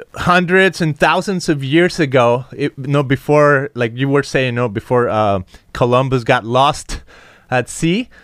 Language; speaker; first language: English; non-native, fluent; Spanish